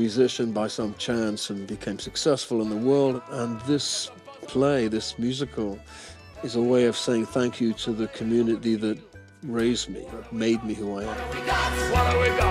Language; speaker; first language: English; native; English